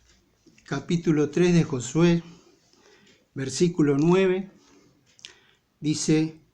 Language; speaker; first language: Spanish; native; Spanish